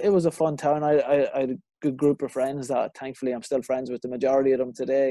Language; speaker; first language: English; native; English